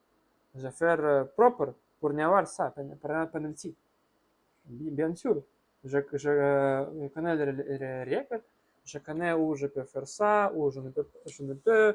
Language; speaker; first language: French; non-native, learner; Russian